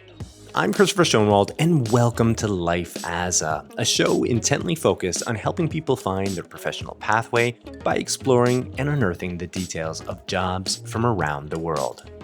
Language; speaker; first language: English; native; English